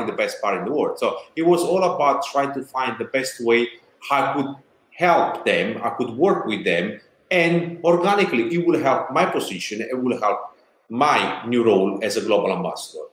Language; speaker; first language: English; non-native, fluent; Italian